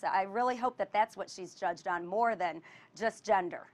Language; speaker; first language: English; native; English